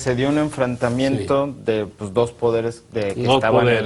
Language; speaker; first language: Spanish; native; Spanish